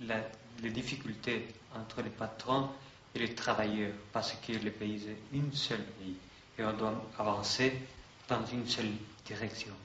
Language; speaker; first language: French; non-native, fluent; Spanish